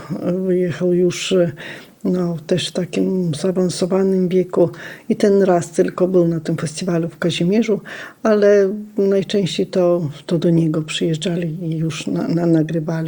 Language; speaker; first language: Polish; non-native, local second language; Lithuanian